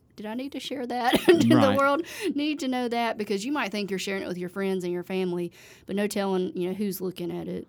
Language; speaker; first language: English; native; English